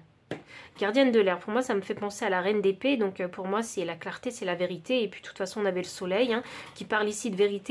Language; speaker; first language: French; native; French